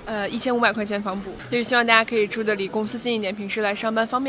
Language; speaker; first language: Chinese; native; Chinese